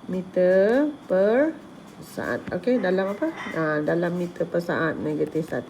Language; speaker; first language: Malay; native; Malay